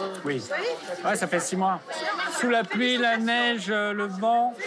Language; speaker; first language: French; native; French